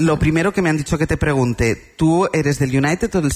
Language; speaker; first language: Spanish; native; Spanish